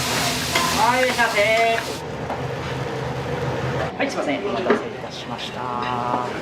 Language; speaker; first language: Japanese; native; Japanese